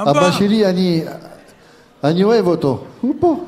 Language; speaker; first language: Hebrew; non-native, learner; French